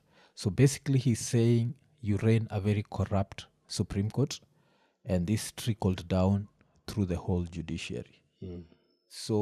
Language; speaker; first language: English; non-native, local second language; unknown